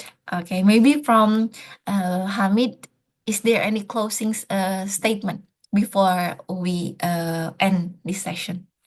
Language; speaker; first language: English; non-native, fluent; Indonesian